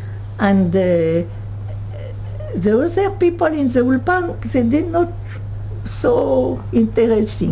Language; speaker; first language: English; non-native, learner; French